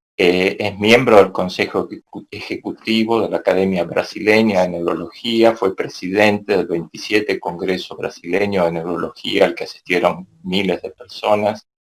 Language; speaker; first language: Spanish; native; Spanish